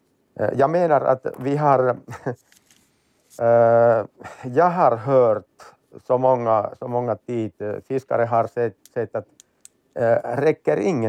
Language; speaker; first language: Swedish; non-native, learner; Finnish